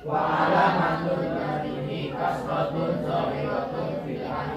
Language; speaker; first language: Arabic; non-native, learner; Indonesian